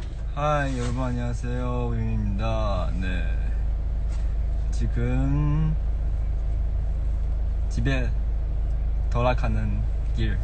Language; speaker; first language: Korean; non-native, fluent; Chinese